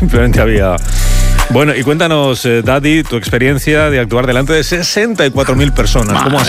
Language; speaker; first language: Spanish; native; Spanish